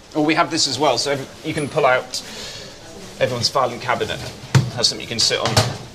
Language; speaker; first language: English; native; English